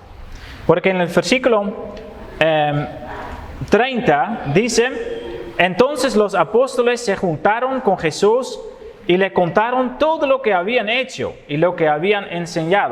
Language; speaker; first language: Spanish; non-native, fluent; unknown